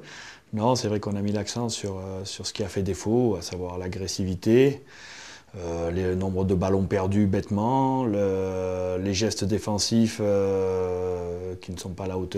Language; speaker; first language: French; native; French